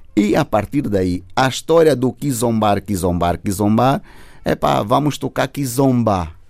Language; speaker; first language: Portuguese; native; Portuguese